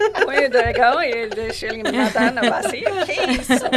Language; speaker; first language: Portuguese; non-native, learner; English